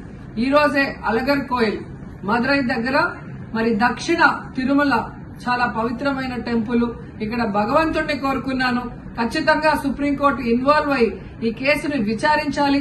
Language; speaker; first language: Telugu; native; Telugu